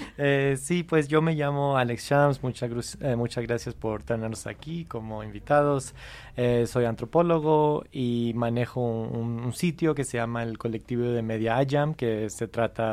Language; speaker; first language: Spanish; non-native, local second language; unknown